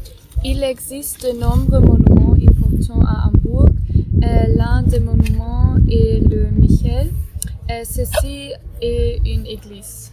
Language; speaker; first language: French; non-native, learner; German